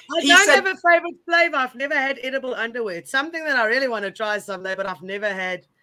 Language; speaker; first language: English; non-native, local second language; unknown